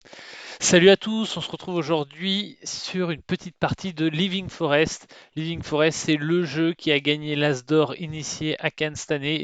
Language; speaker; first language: French; native; French